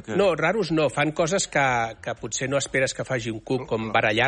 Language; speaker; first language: Catalan; native; Catalan